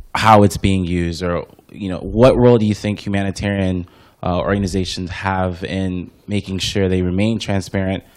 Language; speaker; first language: English; native; English